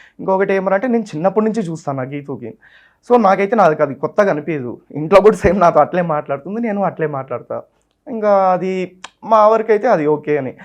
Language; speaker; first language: Telugu; non-native, local second language; Tamil